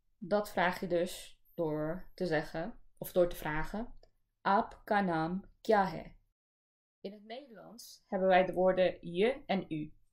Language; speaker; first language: Dutch; early bilingual, other home language; Urdu